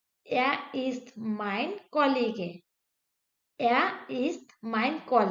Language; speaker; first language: German; non-native, learner; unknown